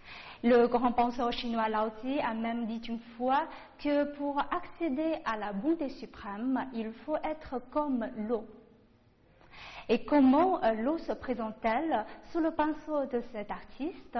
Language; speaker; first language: French; non-native, fluent; Chinese